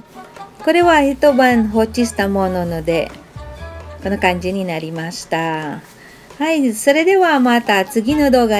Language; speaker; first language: Japanese; non-native, fluent; Filipino